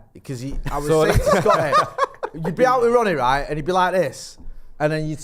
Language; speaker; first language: English; native; English